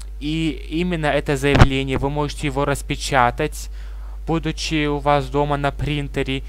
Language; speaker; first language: Russian; native; Russian